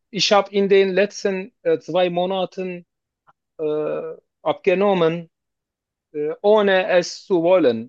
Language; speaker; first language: German; non-native, learner; Turkish